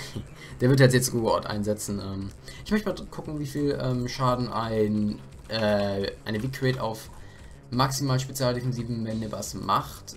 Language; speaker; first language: German; native; German